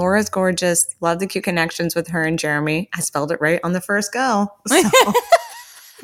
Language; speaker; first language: English; native; English